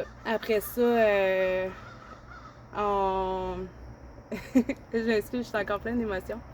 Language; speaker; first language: French; native; French